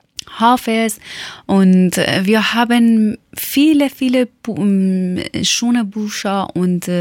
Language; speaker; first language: German; non-native, learner; Persian